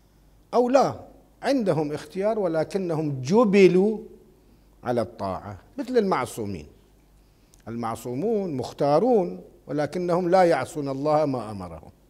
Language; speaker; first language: Arabic; native; Arabic